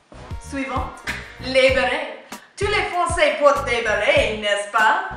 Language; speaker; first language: French; non-native, learner; English